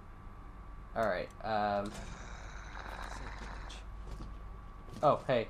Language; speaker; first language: English; native; English